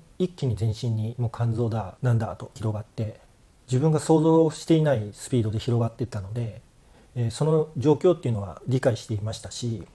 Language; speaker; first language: Japanese; native; Japanese